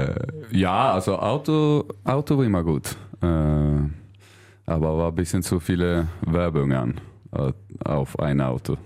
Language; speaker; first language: German; non-native, learner; Swedish